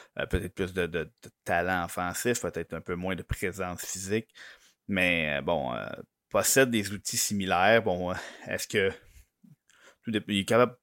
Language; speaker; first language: French; native; French